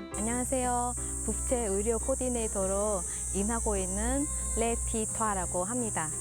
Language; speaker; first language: Korean; non-native, fluent; Vietnamese